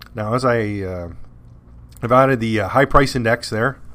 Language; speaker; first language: English; native; English